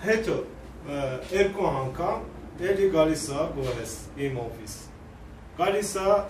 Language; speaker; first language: Armenian; non-native, learner; Persian